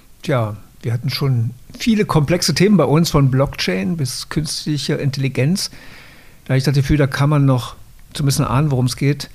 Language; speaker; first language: German; native; German